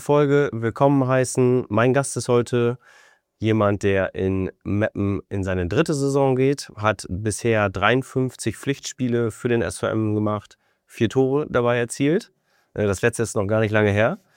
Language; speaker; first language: German; native; German